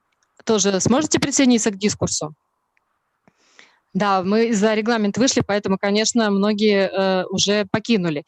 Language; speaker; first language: Russian; native; Russian